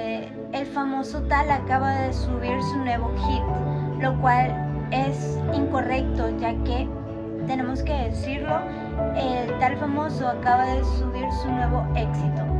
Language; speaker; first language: Spanish; native; Spanish